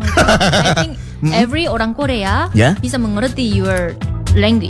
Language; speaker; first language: English; non-native, learner; Korean